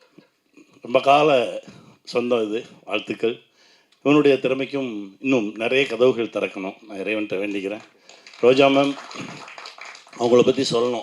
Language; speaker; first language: Tamil; native; Tamil